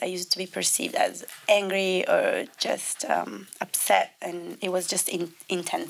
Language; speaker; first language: English; non-native, fluent; Italian